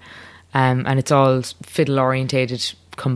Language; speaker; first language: English; native; English